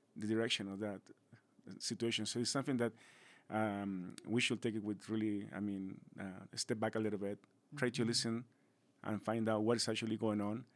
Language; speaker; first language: English; non-native, fluent; Spanish